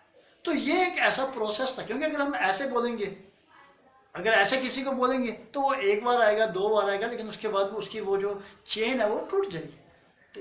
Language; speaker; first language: Hindi; native; Hindi